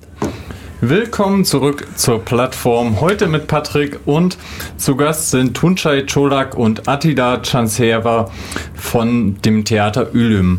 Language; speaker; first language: German; native; German